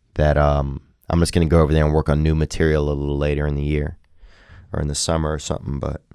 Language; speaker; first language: English; native; English